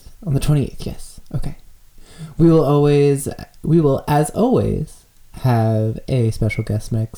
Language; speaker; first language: English; native; English